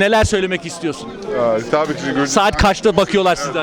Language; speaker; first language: Turkish; native; Turkish